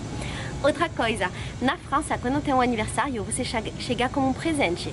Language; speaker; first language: Portuguese; non-native, fluent; French